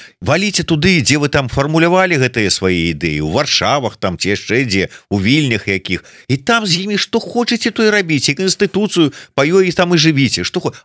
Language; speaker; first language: Belarusian; native; Belarusian